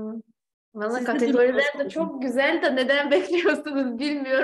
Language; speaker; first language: Turkish; non-native, fluent; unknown